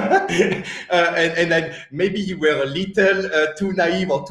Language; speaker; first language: English; non-native, fluent; French